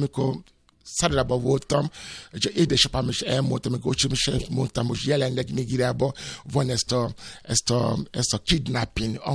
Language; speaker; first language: Hungarian; non-native, learner; Yoruba